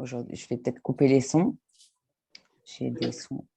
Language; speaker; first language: French; native; French